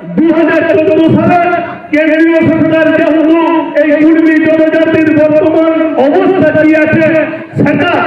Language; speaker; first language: Bangla; native; Bangla